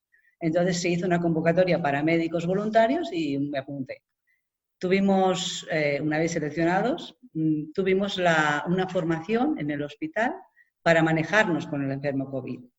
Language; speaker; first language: Spanish; native; Spanish